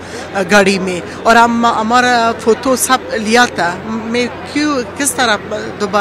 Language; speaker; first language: Hindi; non-native, learner; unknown